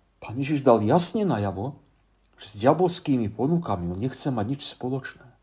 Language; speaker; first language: Slovak; native; Slovak